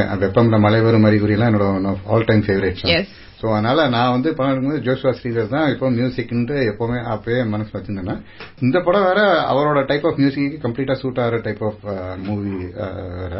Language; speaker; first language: Tamil; native; Tamil